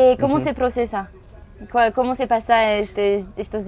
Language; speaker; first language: Spanish; non-native, learner; French